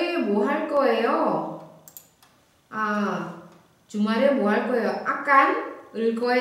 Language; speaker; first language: Korean; non-native, fluent; Indonesian